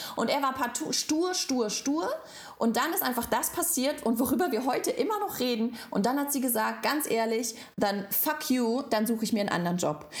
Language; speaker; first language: German; non-native, fluent; Russian